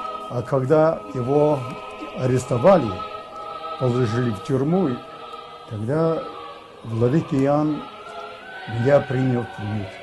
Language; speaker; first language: Russian; early bilingual, heritage; Russian